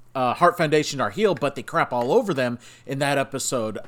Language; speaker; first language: English; native; English